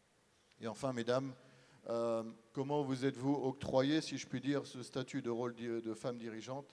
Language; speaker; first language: French; native; French